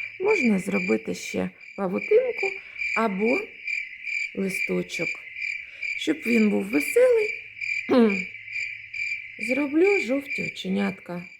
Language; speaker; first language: Ukrainian; native; Ukrainian